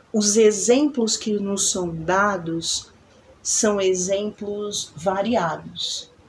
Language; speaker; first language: Portuguese; native; Portuguese